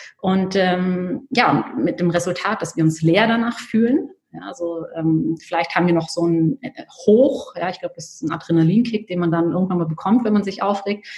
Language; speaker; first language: German; native; German